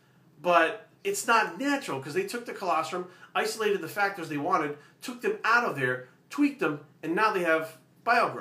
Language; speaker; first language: English; native; English